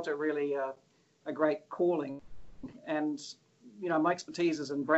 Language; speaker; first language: English; native; English